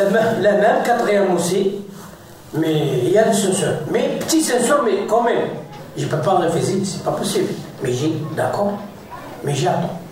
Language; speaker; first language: French; non-native, learner; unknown